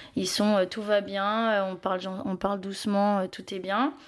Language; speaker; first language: French; native; French